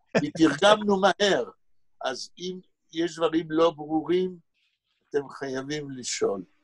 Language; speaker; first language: Hebrew; non-native, fluent; Yiddish